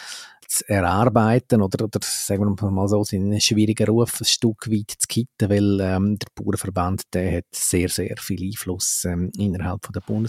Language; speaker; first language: German; native; German